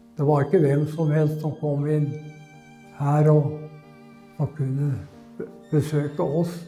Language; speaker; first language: Norwegian; native; Norwegian